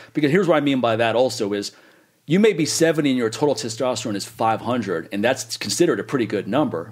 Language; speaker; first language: English; native; English